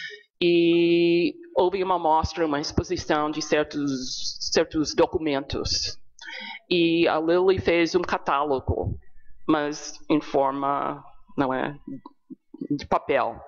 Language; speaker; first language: Portuguese; non-native, fluent; English